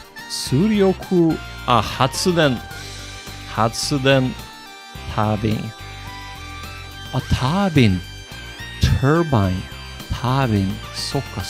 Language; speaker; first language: Japanese; non-native, learner; English